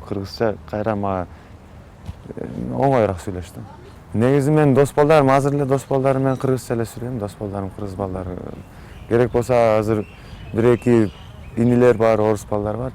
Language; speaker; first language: Kyrgyz; non-native, local second language; Russian